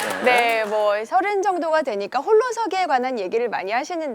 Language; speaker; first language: Korean; native; Korean